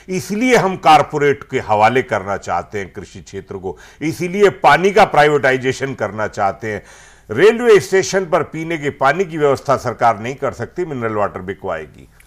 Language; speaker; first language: Hindi; native; Hindi